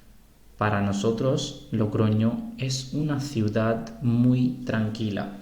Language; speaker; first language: Spanish; non-native, fluent; Urdu